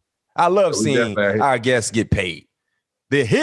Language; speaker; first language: English; native; English